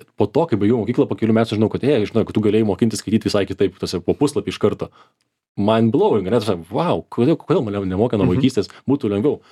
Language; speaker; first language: Lithuanian; native; Lithuanian